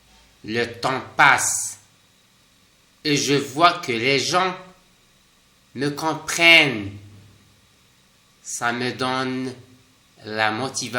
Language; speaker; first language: French; non-native, fluent; Spanish